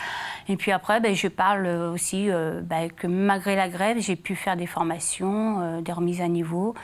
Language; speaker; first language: French; native; French